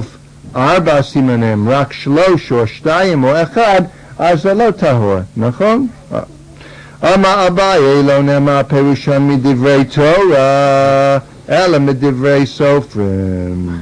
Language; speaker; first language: Hebrew; non-native, fluent; English